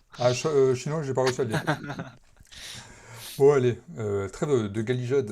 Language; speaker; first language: French; native; French